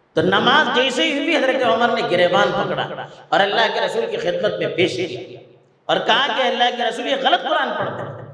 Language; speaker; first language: Urdu; non-native, local second language; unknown